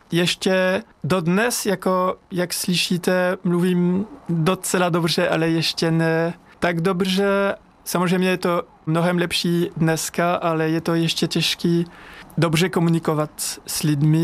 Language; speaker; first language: Czech; non-native, learner; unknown